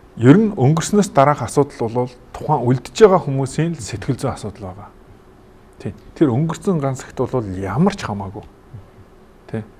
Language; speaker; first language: Mongolian; native; Mongolian